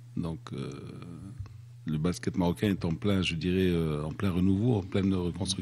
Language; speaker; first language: French; non-native, local second language; Arabic